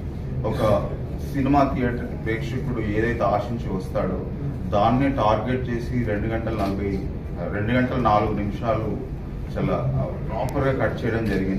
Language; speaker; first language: Telugu; native; Telugu